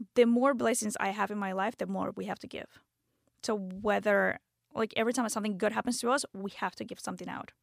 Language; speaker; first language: English; non-native, fluent; Spanish